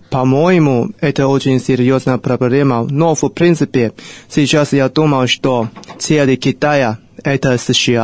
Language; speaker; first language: Russian; non-native, fluent; Chinese